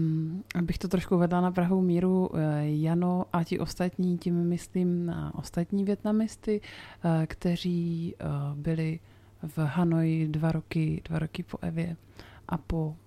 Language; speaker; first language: Czech; native; Czech